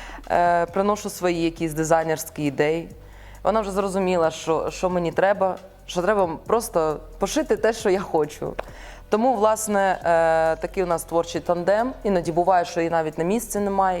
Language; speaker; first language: Ukrainian; non-native, local second language; Russian